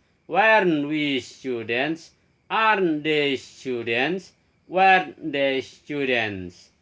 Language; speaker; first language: English; non-native, fluent; Indonesian